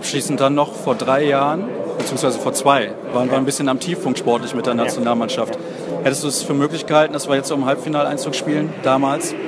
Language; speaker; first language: German; native; German